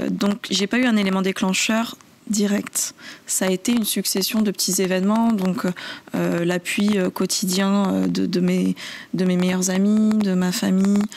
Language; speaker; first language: French; native; French